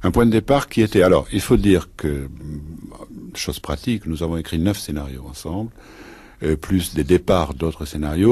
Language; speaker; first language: French; native; French